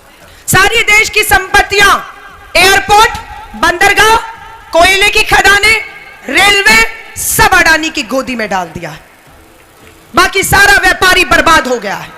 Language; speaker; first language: Hindi; native; Hindi